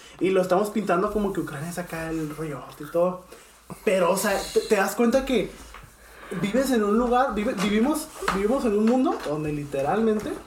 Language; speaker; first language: Spanish; native; Spanish